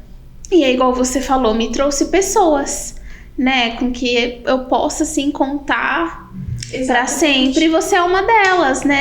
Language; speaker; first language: Portuguese; native; Portuguese